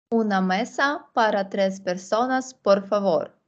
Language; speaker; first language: Spanish; non-native, learner; Russian